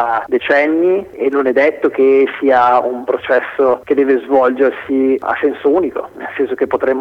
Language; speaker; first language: Italian; native; Italian